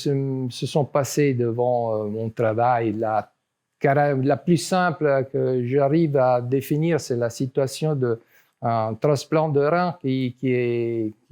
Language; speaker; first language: French; non-native, learner; Italian